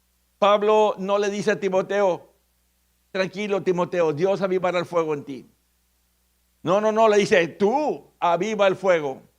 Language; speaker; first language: Spanish; native; Spanish